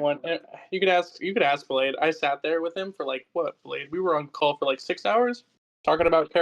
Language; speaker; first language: English; native; English